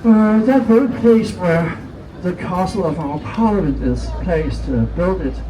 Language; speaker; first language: English; non-native, fluent; Danish